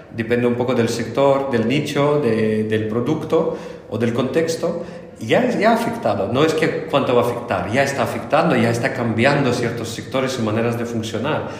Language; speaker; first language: Spanish; non-native, fluent; Russian